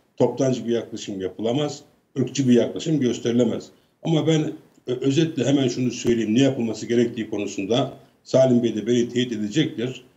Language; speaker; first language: Turkish; native; Turkish